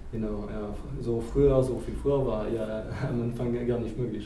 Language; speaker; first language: German; non-native, fluent; French